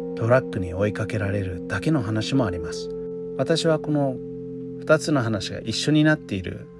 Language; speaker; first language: Japanese; non-native, fluent; English